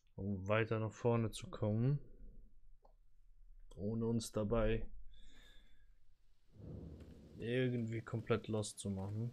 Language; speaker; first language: German; native; German